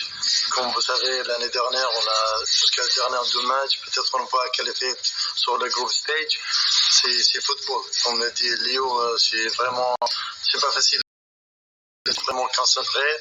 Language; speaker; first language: French; non-native, learner; Arabic